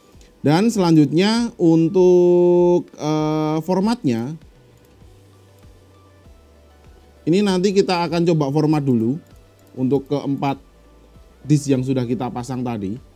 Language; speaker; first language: Indonesian; native; Indonesian